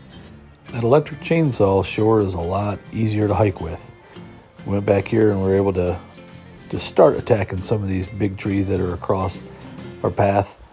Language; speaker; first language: English; native; English